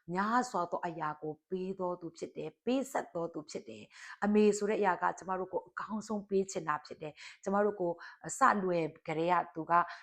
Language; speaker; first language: Burmese; non-native, local second language; Tedim Chin